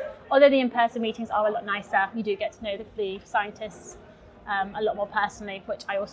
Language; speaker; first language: English; native; English